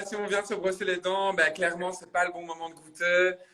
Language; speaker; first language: French; native; French